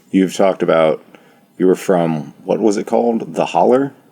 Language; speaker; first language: English; native; English